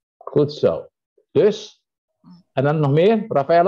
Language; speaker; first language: Dutch; non-native, fluent; Indonesian